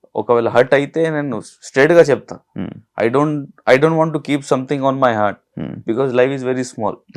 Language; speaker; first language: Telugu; non-native, learner; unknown